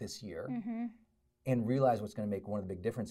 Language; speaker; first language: English; native; English